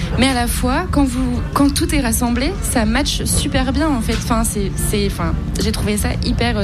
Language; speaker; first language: French; native; French